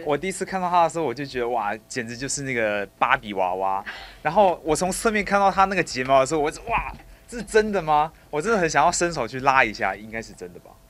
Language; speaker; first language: Chinese; native; Chinese